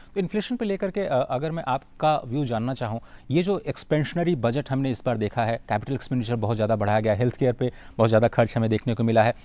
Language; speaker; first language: Hindi; native; Hindi